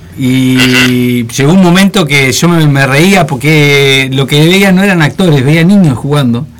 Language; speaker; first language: Spanish; native; Spanish